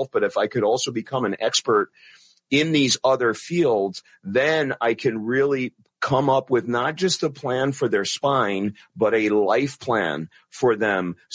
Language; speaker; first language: English; non-native, local second language; Italian